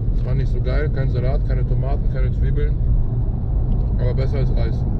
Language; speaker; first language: German; native; German